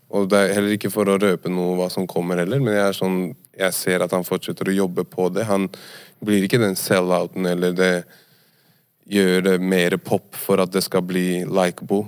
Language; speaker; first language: Norwegian; native; Norwegian